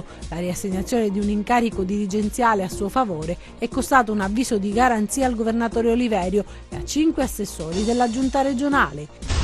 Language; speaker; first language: Italian; native; Italian